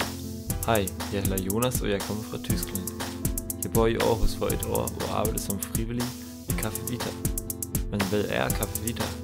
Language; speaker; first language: Danish; non-native, learner; German